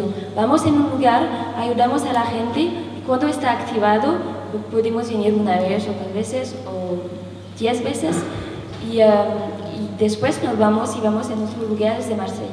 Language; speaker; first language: Spanish; non-native, learner; French